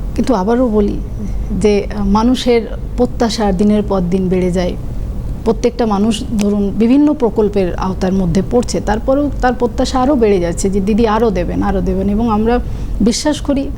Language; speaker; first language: Bangla; non-native, local second language; Santali